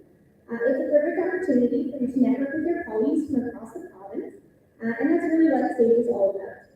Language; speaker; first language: English; native; English